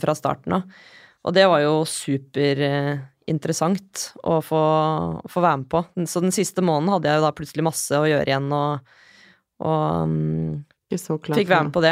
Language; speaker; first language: Norwegian; early bilingual, other home language; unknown